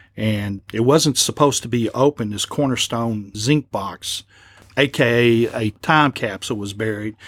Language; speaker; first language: English; native; English